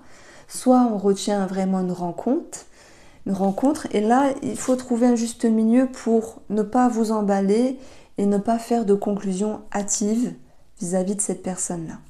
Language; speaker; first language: French; native; French